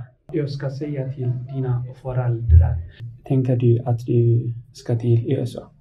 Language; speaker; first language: Swedish; non-native, fluent; Tigrinya